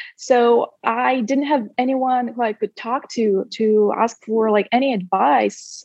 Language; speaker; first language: English; non-native, fluent; Russian